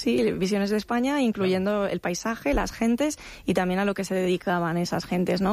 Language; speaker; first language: Spanish; native; Spanish